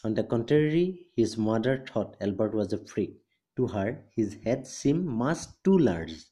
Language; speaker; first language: English; non-native, local second language; Assamese